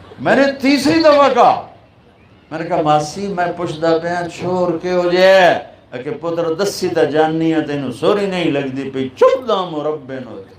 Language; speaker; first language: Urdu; non-native, local second language; Punjabi